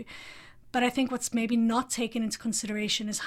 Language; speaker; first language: English; native; English